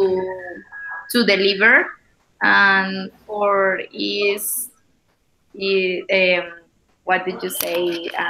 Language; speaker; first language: English; non-native, learner; Spanish